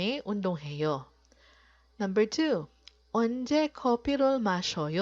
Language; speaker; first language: Korean; non-native, fluent; Filipino